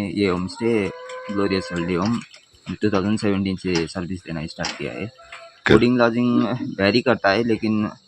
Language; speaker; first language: Hindi; non-native, local second language; Nepali